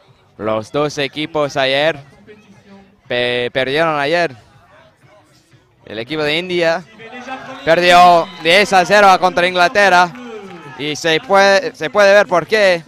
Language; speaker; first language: Spanish; non-native, fluent; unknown